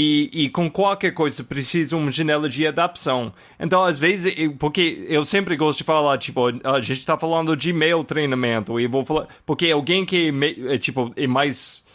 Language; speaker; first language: Portuguese; non-native, fluent; English